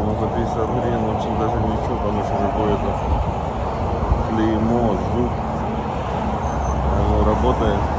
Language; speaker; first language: Russian; native; Russian